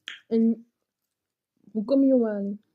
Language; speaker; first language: Dutch; non-native, learner; Afrikaans